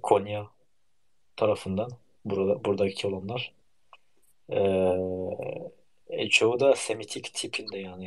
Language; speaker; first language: Turkish; early bilingual, heritage; Turkish